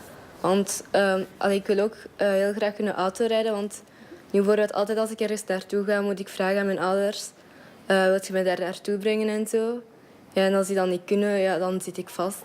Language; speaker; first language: Dutch; early bilingual, other home language; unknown